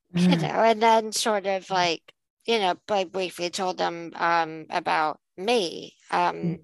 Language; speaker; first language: English; native; English